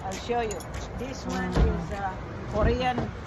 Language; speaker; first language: English; non-native, fluent; Filipino